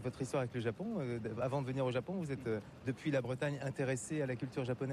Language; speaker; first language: French; native; French